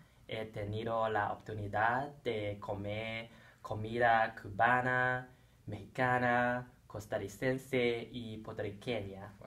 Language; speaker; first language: Spanish; non-native, learner; English